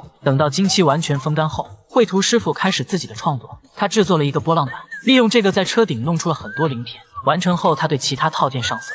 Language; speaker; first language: Chinese; native; Chinese